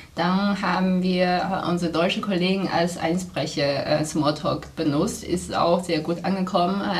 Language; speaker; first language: German; non-native, fluent; Chinese